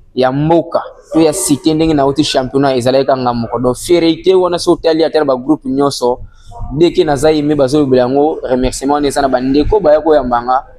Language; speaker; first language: Lingala; non-native, local second language; Kongo